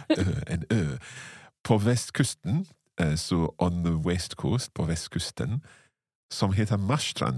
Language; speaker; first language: Swedish; non-native, learner; English